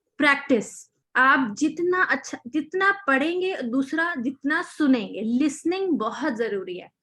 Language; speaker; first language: Urdu; native; Urdu